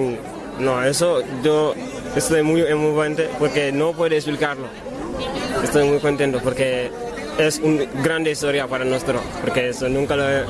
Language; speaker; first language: Spanish; non-native, learner; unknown